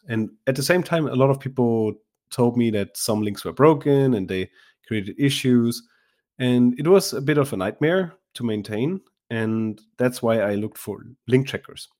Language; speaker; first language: English; non-native, fluent; German